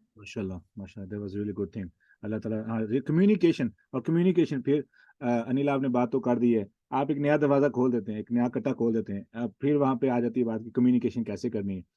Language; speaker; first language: Urdu; non-native, local second language; Punjabi